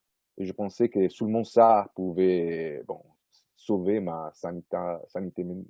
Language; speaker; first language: French; non-native, fluent; Italian